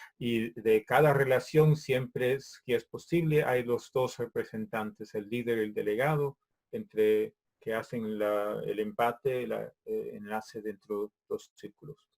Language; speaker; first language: Spanish; non-native, fluent; English